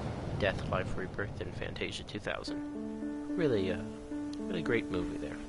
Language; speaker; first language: English; native; English